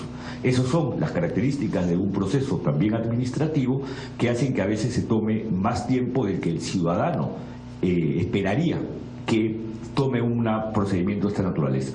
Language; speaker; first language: Spanish; native; Spanish